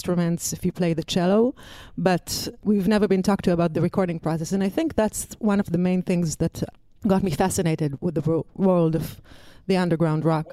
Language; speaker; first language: English; non-native, fluent; Hebrew